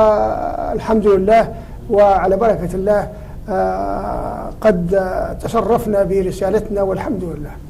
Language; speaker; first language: Arabic; native; Arabic